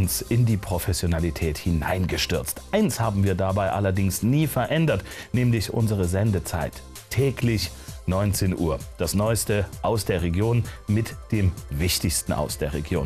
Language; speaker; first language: German; native; German